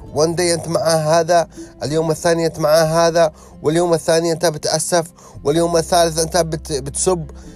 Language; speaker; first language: Arabic; early bilingual, heritage; Arabic